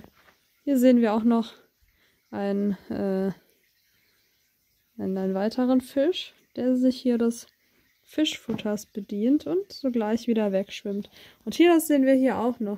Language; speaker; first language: German; native; German